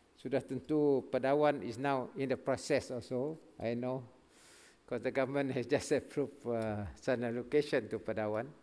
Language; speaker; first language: English; non-native, local second language; Malay